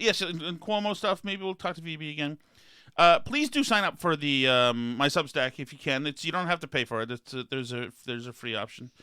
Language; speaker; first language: English; native; English